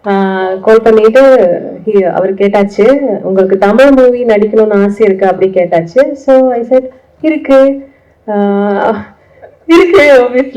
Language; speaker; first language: Tamil; non-native, learner; Malayalam